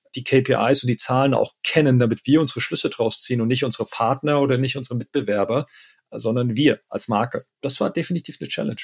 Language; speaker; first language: German; early bilingual, other home language; Arabic